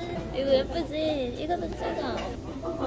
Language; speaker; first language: Korean; non-native, learner; Dutch